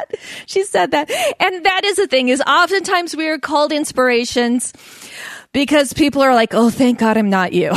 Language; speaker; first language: English; native; English